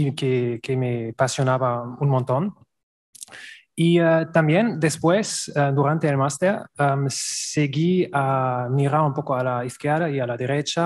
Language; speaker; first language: Spanish; non-native, learner; German